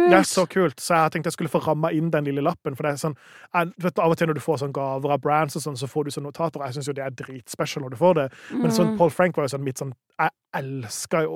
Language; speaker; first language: Norwegian; native; Norwegian